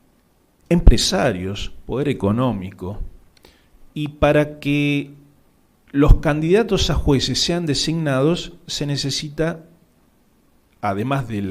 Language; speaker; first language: Spanish; native; Spanish